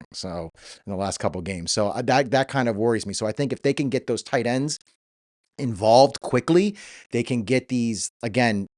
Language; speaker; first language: English; native; English